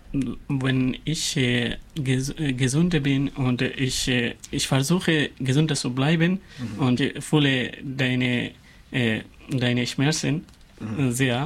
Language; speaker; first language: German; non-native, learner; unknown